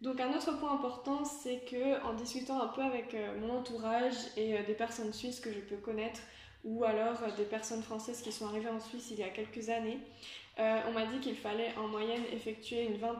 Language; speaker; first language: French; native; French